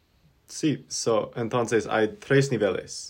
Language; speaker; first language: Spanish; non-native, learner; English